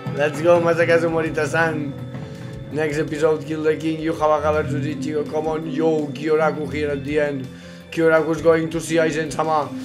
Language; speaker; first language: English; non-native, fluent; Spanish